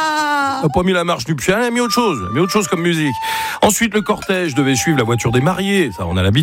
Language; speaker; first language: French; native; French